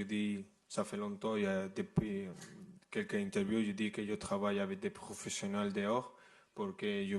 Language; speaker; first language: French; non-native, fluent; Spanish